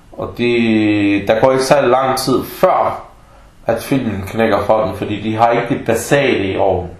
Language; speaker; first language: Danish; non-native, fluent; Arabic